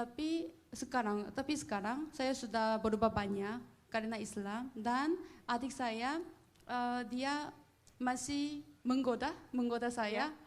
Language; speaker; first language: Indonesian; non-native, fluent; Korean